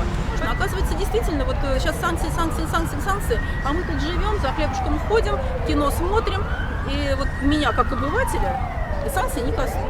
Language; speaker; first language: Russian; native; Russian